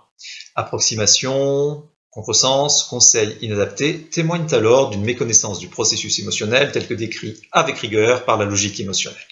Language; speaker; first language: French; native; French